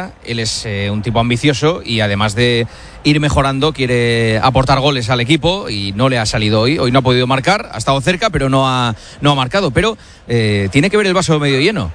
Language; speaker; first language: Spanish; native; Spanish